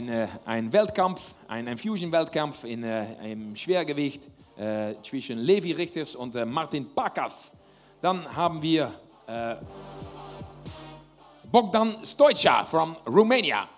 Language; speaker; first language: German; non-native, learner; Dutch